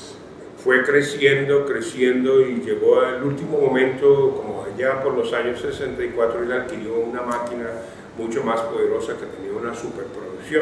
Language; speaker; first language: Spanish; native; Spanish